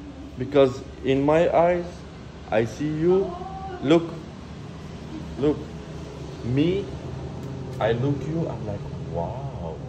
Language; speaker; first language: English; non-native, fluent; Persian